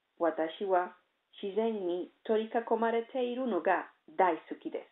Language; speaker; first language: Japanese; non-native, learner; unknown